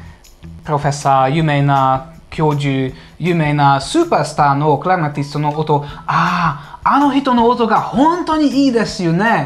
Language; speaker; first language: Japanese; non-native, fluent; Hungarian